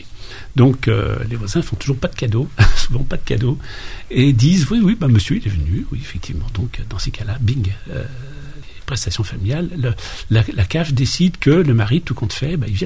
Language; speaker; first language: French; native; French